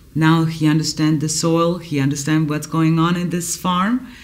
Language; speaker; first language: English; non-native, fluent; Spanish